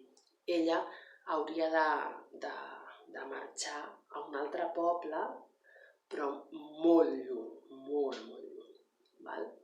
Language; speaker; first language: Catalan; non-native, learner; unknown